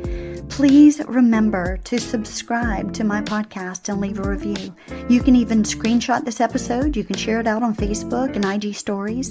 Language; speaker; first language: English; native; English